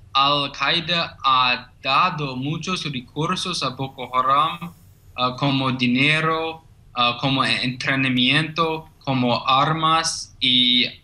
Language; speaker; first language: Spanish; non-native, learner; English